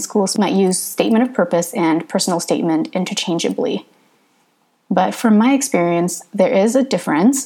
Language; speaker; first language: English; early bilingual, other home language; Hmong